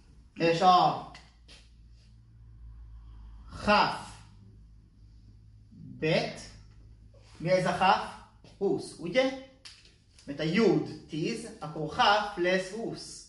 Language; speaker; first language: Hungarian; non-native, learner; Hebrew